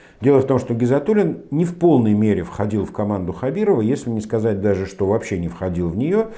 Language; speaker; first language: Russian; native; Russian